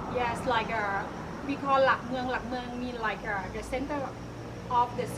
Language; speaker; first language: English; non-native, learner; Thai